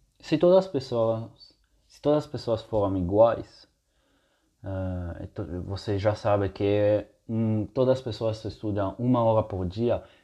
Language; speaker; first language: Portuguese; non-native, fluent; Italian